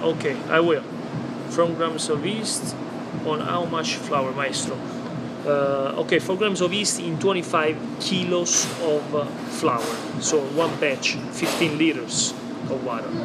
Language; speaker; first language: English; non-native, fluent; Italian